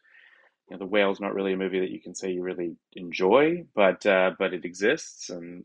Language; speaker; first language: English; native; English